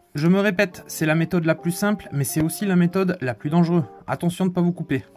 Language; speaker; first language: French; native; French